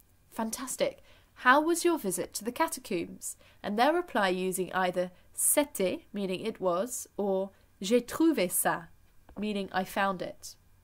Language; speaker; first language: English; native; English